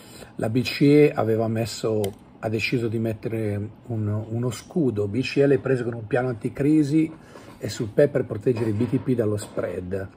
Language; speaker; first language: Italian; native; Italian